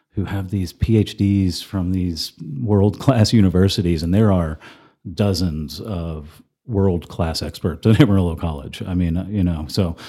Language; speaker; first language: English; native; English